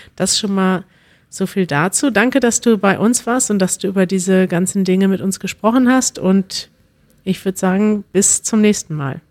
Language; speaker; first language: German; native; German